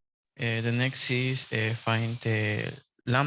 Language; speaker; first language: English; non-native, learner; Spanish